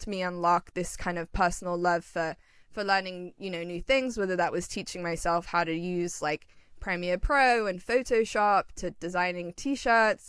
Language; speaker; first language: English; native; English